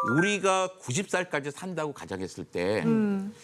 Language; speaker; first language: Korean; native; Korean